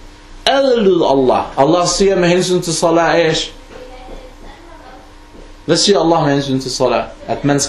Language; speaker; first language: Danish; non-native, fluent; Arabic